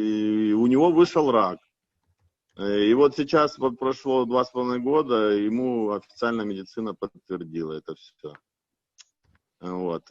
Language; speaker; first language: Russian; native; Russian